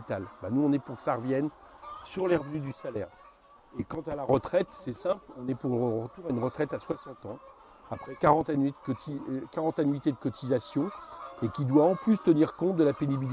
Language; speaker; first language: French; native; French